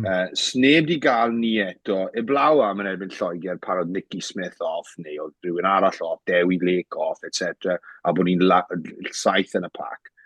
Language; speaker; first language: Welsh; native; Welsh